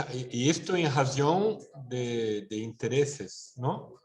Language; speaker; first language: Spanish; non-native, fluent; Portuguese